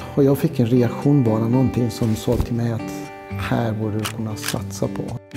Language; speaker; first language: Swedish; non-native, fluent; Greek